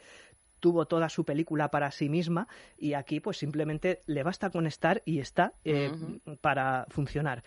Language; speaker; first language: Spanish; native; Spanish